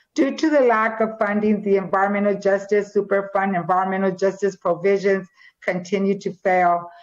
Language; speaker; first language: English; native; English